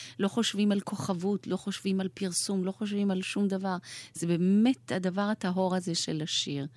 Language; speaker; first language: Hebrew; early bilingual, other home language; Persian